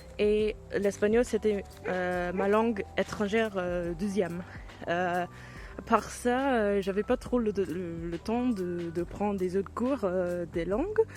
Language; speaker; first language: French; non-native, fluent; English